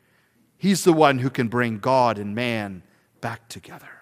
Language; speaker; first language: English; native; English